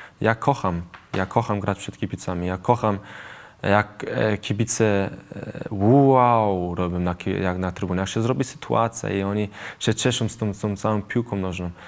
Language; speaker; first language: Polish; early bilingual, heritage; Polish